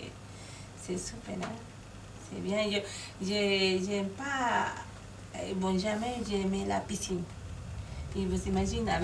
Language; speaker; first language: French; non-native, learner; Spanish